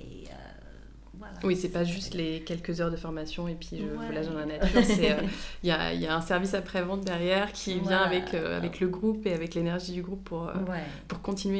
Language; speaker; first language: French; native; French